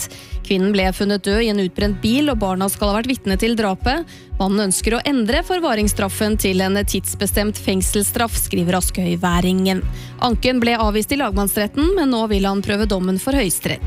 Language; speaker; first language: Norwegian; native; Norwegian